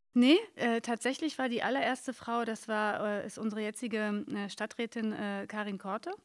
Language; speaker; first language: German; native; German